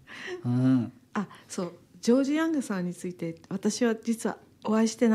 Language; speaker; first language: Japanese; native; Japanese